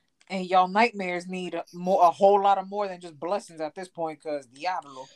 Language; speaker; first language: English; early bilingual, other home language; Spanish